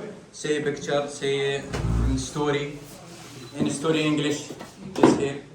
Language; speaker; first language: English; non-native, learner; Arabic